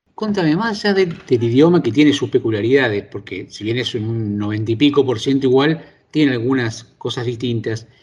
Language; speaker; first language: Spanish; native; Spanish